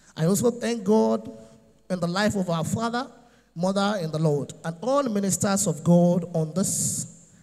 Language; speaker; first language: English; non-native, local second language; Yoruba